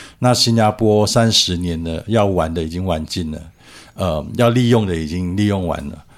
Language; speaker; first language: Chinese; native; Chinese